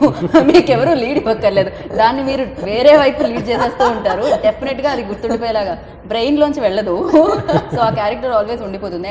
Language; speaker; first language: Telugu; native; Telugu